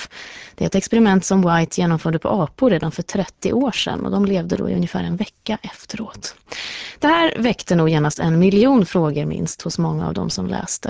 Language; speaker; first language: Swedish; native; Swedish